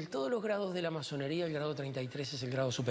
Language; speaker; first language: Spanish; native; Spanish